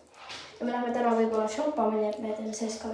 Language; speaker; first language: Estonian; early bilingual, heritage; Estonian